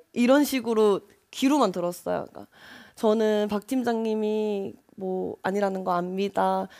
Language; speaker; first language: Korean; native; Korean